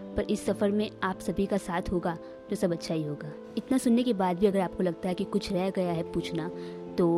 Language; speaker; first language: Hindi; non-native, local second language; Marathi